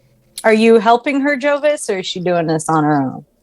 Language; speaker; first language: English; native; English